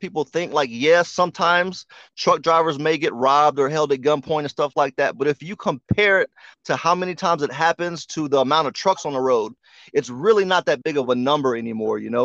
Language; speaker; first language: English; native; English